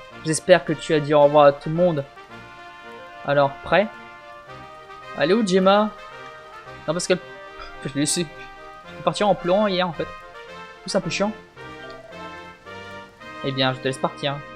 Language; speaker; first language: French; native; French